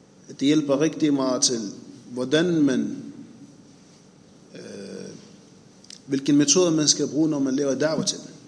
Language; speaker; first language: Danish; non-native, fluent; Arabic